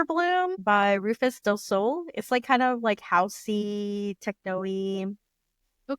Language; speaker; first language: English; native; English